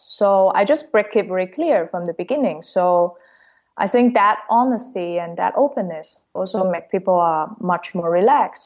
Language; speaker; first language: English; non-native, fluent; Cantonese